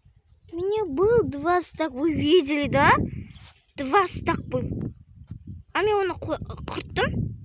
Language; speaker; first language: Russian; non-native, local second language; Kazakh